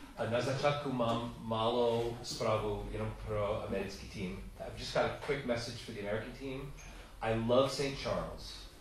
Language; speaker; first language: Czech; non-native, learner; English